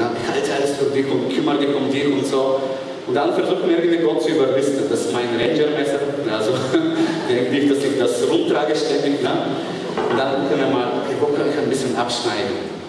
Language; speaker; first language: German; non-native, fluent; Bulgarian